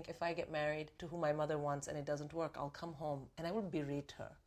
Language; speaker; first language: English; non-native, local second language; Hindi